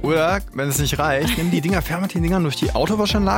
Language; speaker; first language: German; native; German